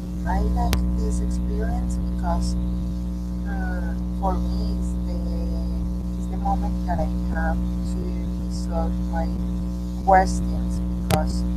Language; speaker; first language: English; non-native, learner; Spanish